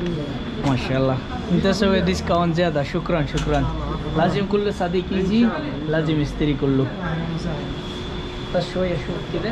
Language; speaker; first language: Arabic; non-native, learner; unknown